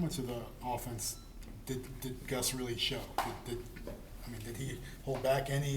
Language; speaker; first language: English; native; English